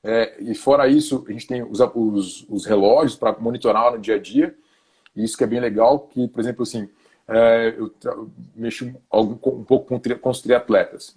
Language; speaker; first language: Portuguese; native; Portuguese